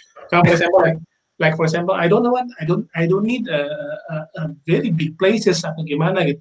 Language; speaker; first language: English; non-native, fluent; Indonesian